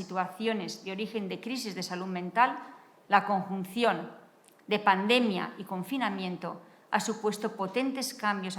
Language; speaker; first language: Spanish; native; Spanish